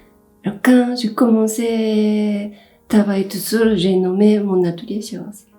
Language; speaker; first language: French; non-native, fluent; Japanese